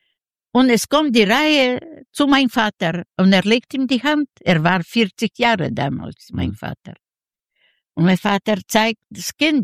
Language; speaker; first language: German; non-native, learner; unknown